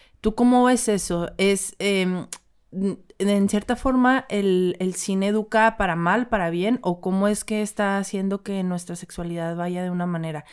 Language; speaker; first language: Spanish; native; Spanish